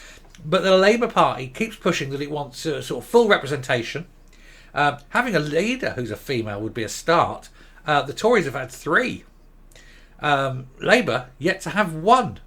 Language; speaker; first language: English; native; English